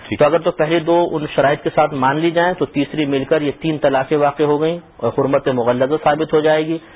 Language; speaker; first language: Urdu; native; Urdu